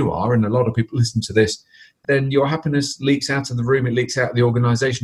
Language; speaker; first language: English; native; English